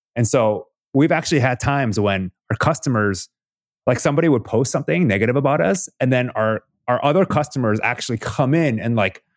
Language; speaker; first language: English; early bilingual, other home language; Korean